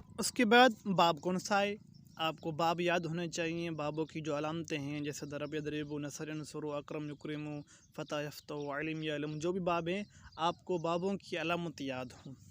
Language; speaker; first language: Urdu; non-native, local second language; Pashto